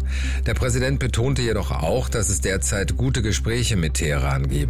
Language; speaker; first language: German; native; German